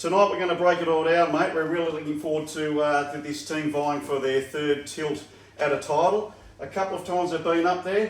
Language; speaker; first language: English; native; English